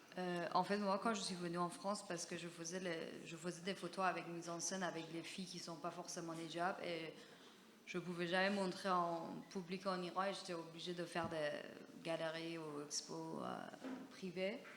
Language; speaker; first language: French; non-native, fluent; Persian